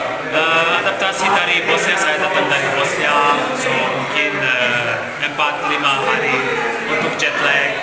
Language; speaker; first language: Indonesian; non-native, learner; Bosnian